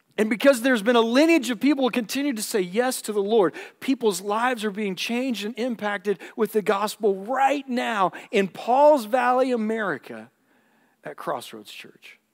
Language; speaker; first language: English; native; English